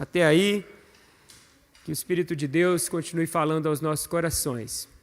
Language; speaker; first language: Portuguese; native; Portuguese